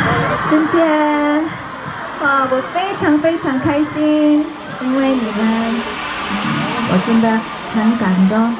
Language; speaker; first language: Chinese; non-native, learner; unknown